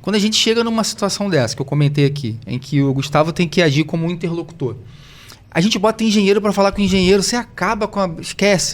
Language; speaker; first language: Portuguese; native; Portuguese